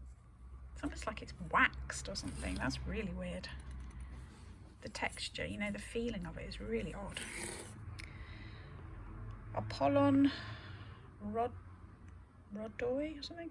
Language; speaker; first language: English; native; English